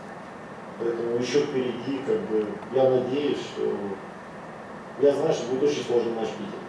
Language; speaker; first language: Russian; native; Russian